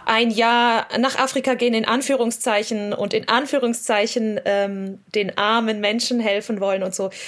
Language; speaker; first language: German; native; German